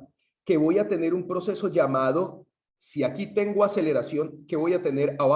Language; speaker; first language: Spanish; native; Spanish